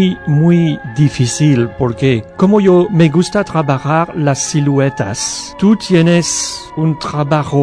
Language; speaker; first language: Spanish; non-native, learner; French